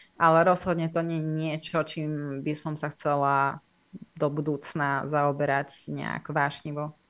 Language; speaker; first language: Slovak; non-native, local second language; Hungarian